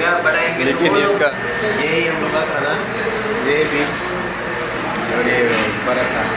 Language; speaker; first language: Hindi; non-native, local second language; Bangla